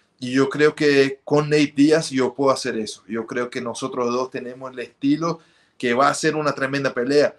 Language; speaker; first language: Spanish; early bilingual, heritage; Spanish